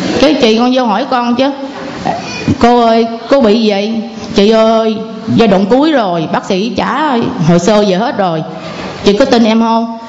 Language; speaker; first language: Vietnamese; non-native, local second language; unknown